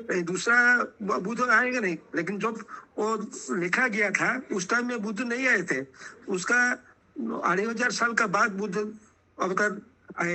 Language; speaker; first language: Hindi; non-native, local second language; Bangla